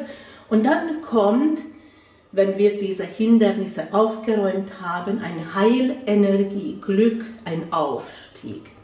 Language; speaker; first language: German; non-native, fluent; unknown